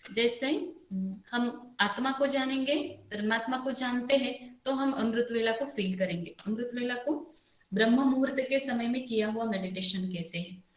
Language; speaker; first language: Hindi; non-native, local second language; Marathi